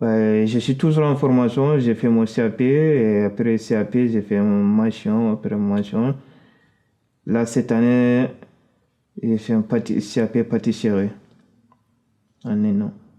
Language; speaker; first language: French; non-native, fluent; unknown